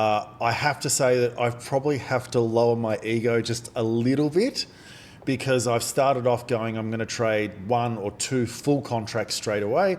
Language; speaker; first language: English; native; English